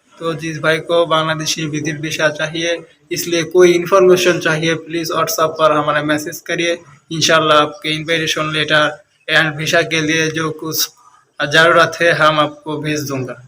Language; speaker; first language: Hindi; non-native, learner; Bangla